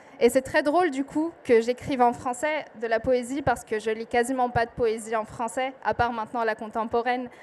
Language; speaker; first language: French; non-native, local second language; Arabic